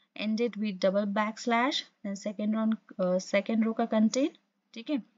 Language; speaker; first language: Hindi; non-native, local second language; Assamese